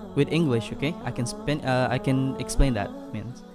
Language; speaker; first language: English; non-native, learner; Indonesian